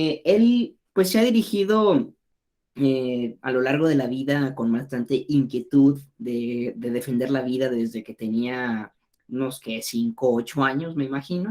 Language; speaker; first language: Spanish; native; Spanish